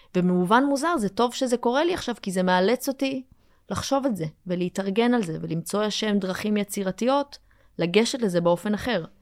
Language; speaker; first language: Hebrew; early bilingual, other home language; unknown